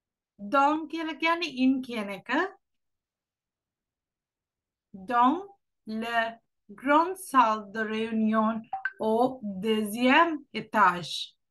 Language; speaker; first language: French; non-native, fluent; Sinhala